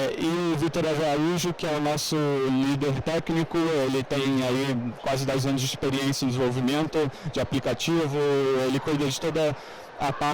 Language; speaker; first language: Portuguese; native; Portuguese